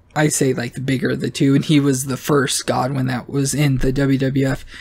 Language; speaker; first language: English; native; English